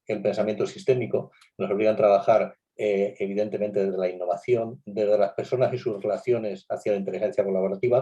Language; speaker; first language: Spanish; native; Spanish